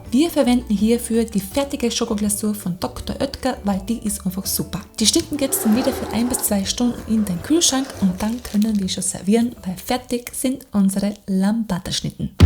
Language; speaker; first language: German; native; German